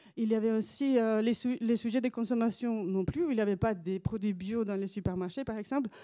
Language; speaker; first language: French; non-native, fluent; Spanish